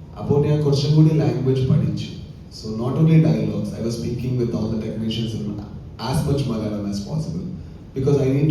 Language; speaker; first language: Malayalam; non-native, learner; Kannada